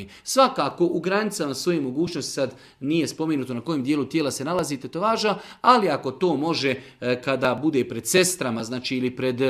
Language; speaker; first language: Croatian; native; Croatian